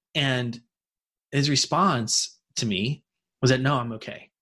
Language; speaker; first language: English; native; English